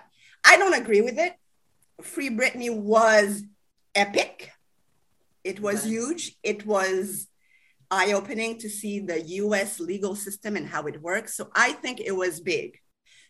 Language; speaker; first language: English; native; English